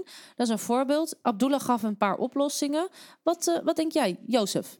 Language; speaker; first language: Dutch; native; Dutch